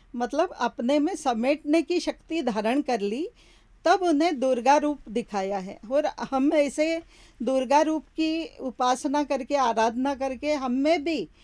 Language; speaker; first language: Hindi; non-native, local second language; Marathi